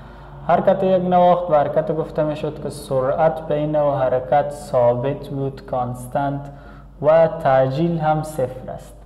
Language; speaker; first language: Persian; native; Persian